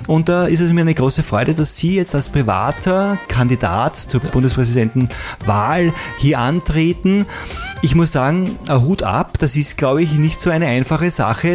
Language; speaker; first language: German; native; German